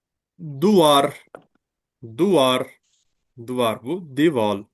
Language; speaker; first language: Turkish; non-native, fluent; Uzbek